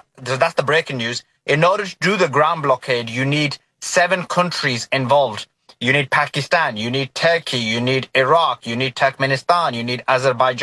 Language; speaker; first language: English; native; English